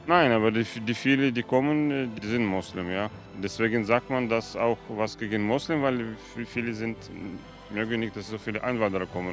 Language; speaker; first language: German; non-native, fluent; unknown